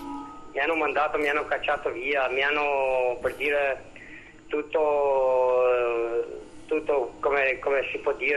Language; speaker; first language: Italian; non-native, fluent; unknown